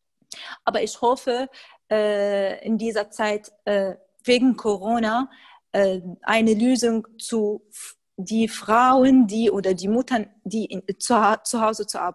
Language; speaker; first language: German; non-native, fluent; Arabic